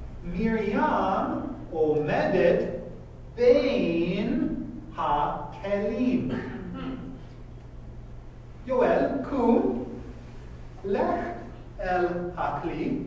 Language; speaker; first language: Hebrew; non-native, fluent; English